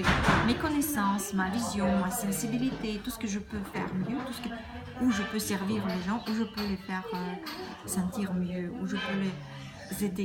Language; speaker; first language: French; non-native, fluent; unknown